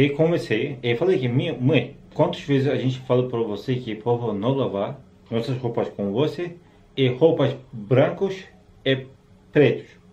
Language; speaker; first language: Portuguese; non-native, learner; Turkish